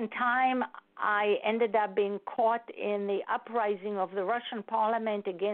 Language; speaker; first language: English; non-native, fluent; Hebrew